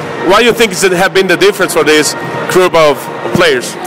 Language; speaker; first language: English; non-native, fluent; Spanish